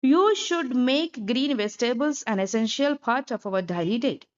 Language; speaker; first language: English; non-native, local second language; Telugu